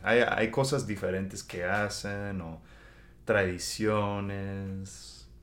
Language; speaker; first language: Spanish; non-native, fluent; English